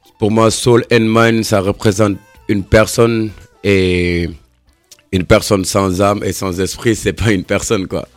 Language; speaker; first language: French; non-native, local second language; Wolof